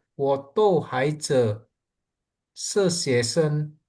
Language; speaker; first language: Chinese; non-native, learner; Indonesian